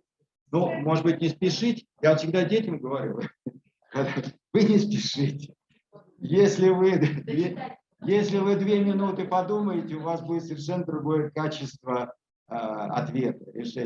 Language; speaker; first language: Russian; native; Russian